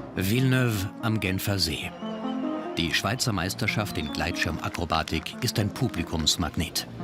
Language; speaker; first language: German; native; German